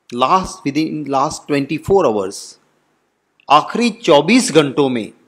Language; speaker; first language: Hindi; non-native, local second language; Gujarati